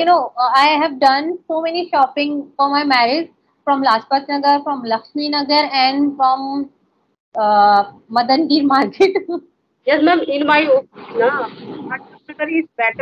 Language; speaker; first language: English; non-native, local second language; Hindi